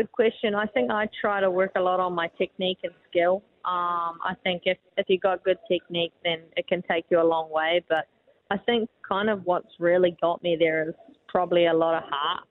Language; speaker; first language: English; native; English